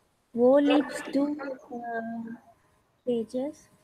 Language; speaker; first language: German; non-native, learner; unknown